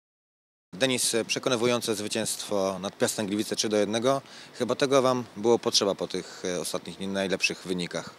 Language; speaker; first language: Polish; native; Polish